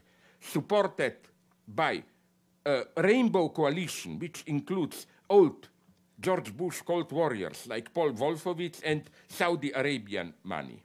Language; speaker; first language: English; non-native, fluent; Slovenian